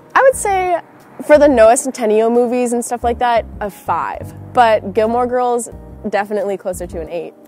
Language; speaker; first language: English; native; English